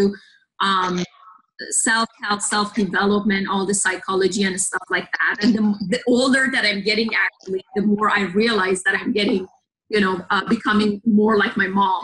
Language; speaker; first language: English; non-native, fluent; Persian